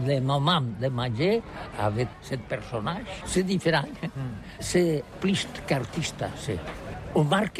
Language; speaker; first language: French; non-native, learner; Catalan